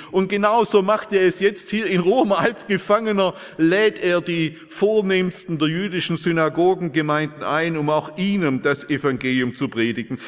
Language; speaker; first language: German; native; German